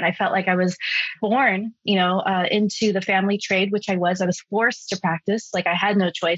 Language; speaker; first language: English; early bilingual, other home language; Chinese